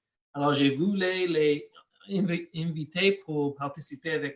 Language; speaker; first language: French; non-native, learner; English